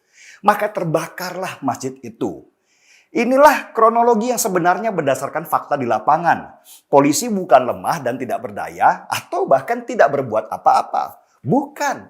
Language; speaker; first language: Indonesian; native; Indonesian